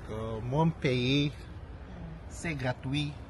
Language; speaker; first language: French; non-native, learner; Cebuano